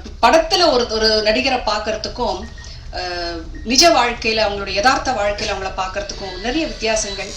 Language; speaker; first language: Tamil; native; Tamil